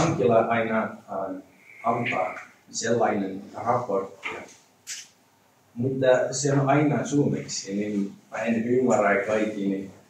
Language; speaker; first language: Finnish; non-native, learner; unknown